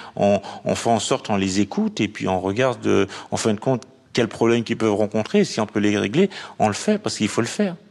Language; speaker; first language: French; native; French